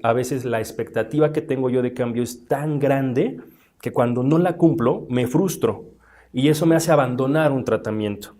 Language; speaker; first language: Spanish; native; Spanish